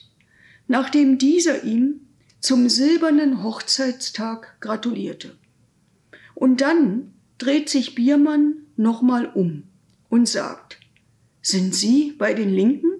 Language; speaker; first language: German; native; German